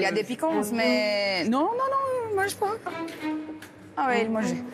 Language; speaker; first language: French; non-native, learner; Portuguese